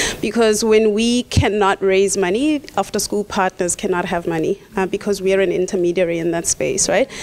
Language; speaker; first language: English; non-native, local second language; Tswana